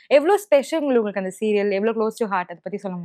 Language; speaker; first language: Tamil; native; Tamil